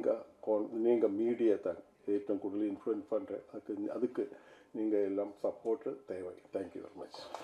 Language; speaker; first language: Tamil; non-native, learner; Malayalam